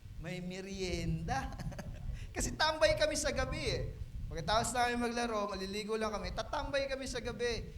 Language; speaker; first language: Filipino; native; Filipino